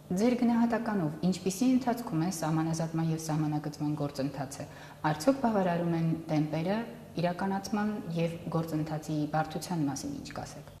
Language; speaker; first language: Armenian; native; Armenian